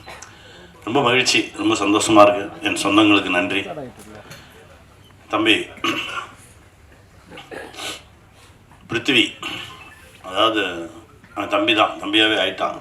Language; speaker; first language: Tamil; native; Tamil